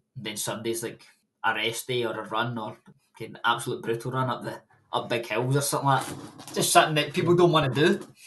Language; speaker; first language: English; native; English